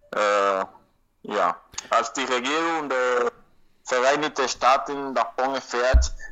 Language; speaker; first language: German; non-native, learner; Spanish